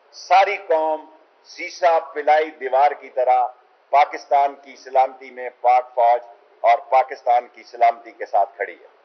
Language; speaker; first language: Urdu; non-native, local second language; Punjabi